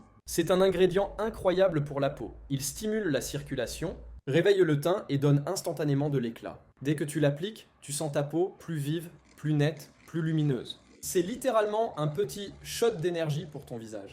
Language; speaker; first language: French; native; French